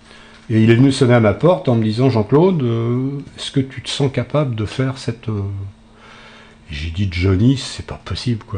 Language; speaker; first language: French; native; French